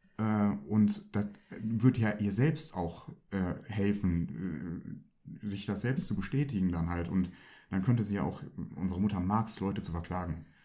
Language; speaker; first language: German; early bilingual, other home language; Turkish